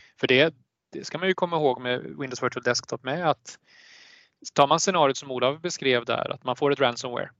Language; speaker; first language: Swedish; native; Swedish